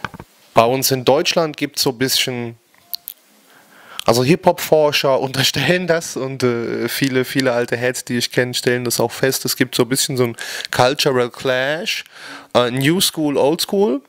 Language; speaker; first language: German; native; German